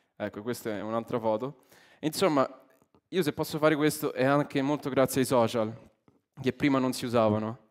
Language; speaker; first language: Italian; early bilingual, other home language; English